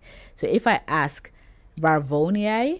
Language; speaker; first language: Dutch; non-native, fluent; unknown